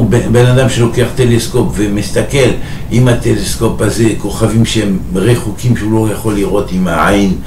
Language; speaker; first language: Hebrew; non-native, fluent; French